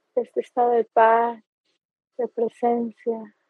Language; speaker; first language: Spanish; native; Spanish